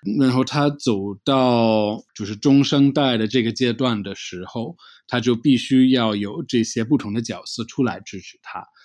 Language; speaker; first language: Chinese; non-native, fluent; English